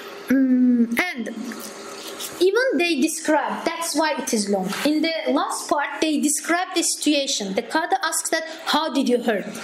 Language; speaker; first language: English; non-native, fluent; Azerbaijani